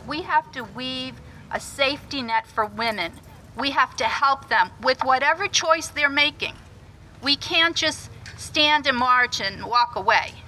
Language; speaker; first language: English; early bilingual, other home language; Spanish